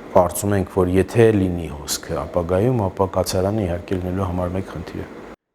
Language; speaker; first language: Armenian; native; Armenian